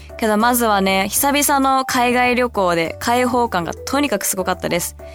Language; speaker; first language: Japanese; early bilingual, heritage; Japanese